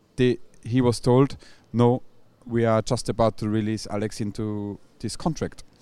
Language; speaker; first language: English; non-native, fluent; German